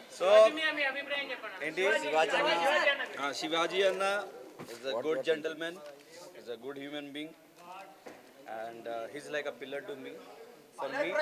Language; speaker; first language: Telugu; non-native, learner; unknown